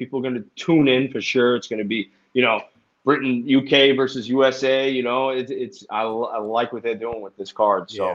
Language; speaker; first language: English; native; English